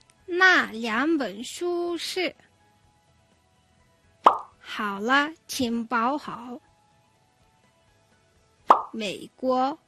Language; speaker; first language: Chinese; non-native, fluent; Mongolian